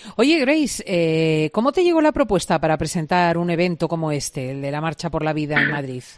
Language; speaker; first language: Spanish; native; Spanish